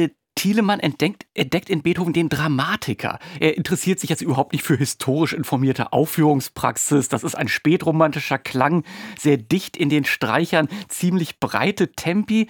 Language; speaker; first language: German; native; German